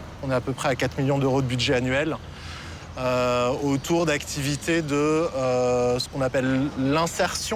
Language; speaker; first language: French; native; French